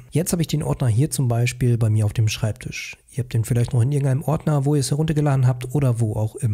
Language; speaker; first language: German; native; German